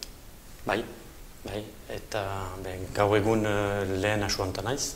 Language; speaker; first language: Basque; native; Basque